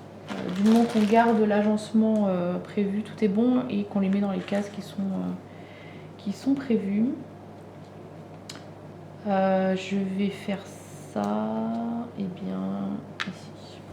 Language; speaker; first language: French; native; French